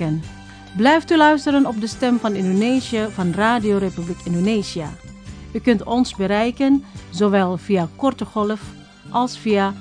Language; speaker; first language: Dutch; non-native, fluent; Indonesian